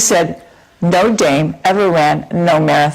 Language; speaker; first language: English; native; English